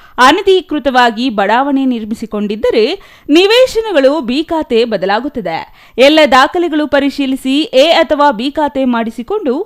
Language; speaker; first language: Kannada; native; Kannada